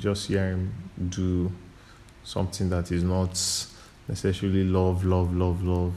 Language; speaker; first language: English; non-native, local second language; Yoruba